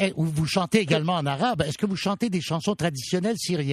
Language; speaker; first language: French; native; French